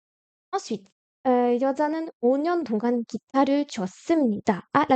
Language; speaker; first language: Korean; non-native, fluent; French